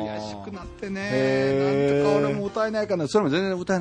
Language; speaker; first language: Japanese; native; Japanese